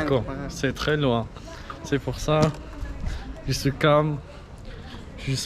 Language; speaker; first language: French; non-native, learner; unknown